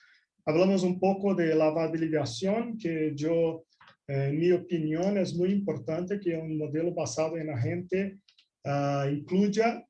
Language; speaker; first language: Spanish; non-native, fluent; Portuguese